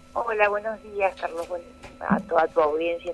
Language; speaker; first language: Spanish; native; Spanish